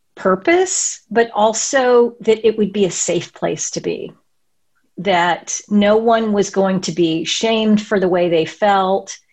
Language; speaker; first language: English; native; English